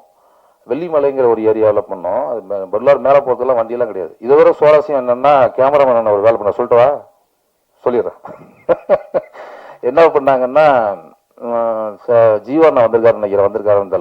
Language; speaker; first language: Tamil; native; Tamil